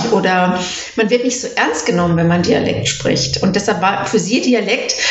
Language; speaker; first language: German; native; German